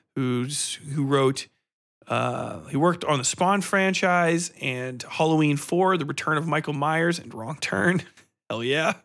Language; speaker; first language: English; native; English